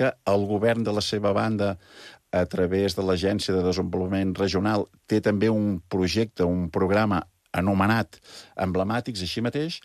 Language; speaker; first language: Catalan; native; Catalan